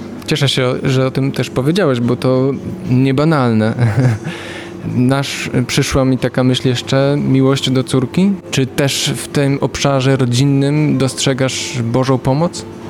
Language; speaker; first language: Polish; native; Polish